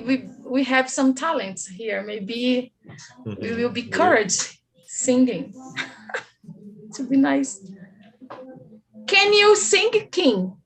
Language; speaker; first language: English; non-native, learner; Portuguese